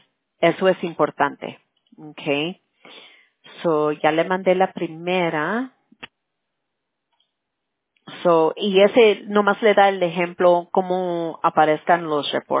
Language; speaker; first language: Spanish; early bilingual, heritage; English